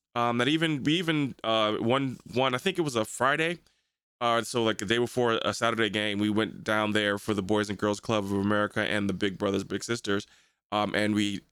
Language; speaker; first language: English; native; English